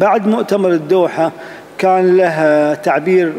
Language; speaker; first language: Arabic; native; Arabic